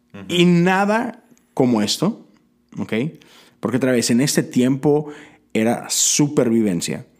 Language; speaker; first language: Spanish; native; Spanish